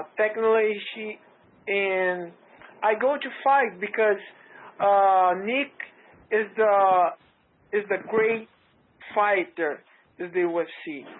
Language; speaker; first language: English; non-native, learner; Portuguese